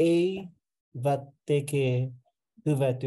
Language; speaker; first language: Finnish; non-native, learner; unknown